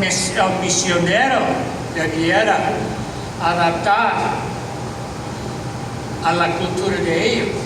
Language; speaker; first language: Spanish; non-native, fluent; English